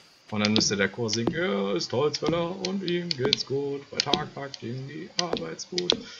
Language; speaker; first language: German; native; German